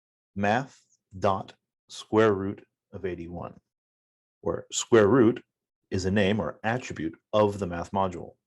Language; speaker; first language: English; native; English